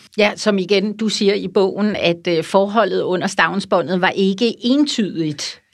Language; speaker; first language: Danish; native; Danish